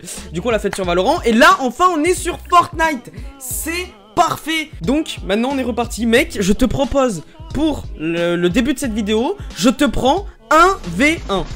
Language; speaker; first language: French; native; French